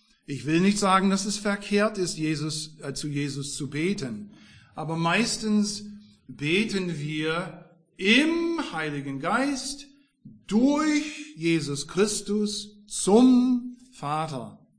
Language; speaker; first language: German; non-native, fluent; English